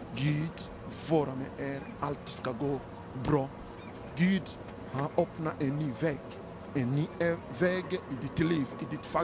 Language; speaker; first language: Swedish; non-native, learner; Lingala